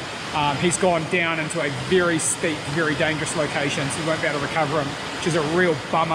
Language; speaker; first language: English; native; English